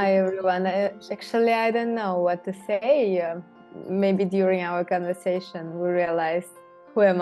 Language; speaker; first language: English; non-native, fluent; Russian